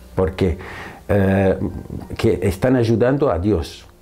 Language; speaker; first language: Spanish; non-native, fluent; Arabic